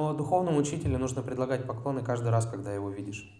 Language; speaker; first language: Russian; native; Russian